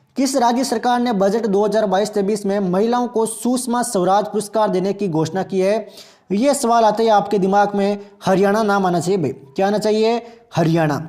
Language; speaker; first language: Hindi; native; Hindi